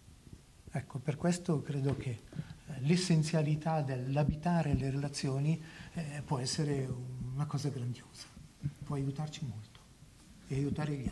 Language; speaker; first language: Italian; native; Italian